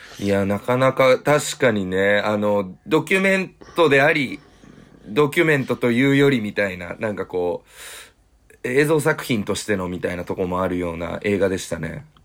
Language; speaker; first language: Japanese; native; Japanese